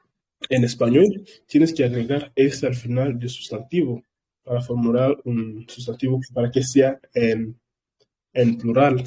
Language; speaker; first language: Spanish; non-native, fluent; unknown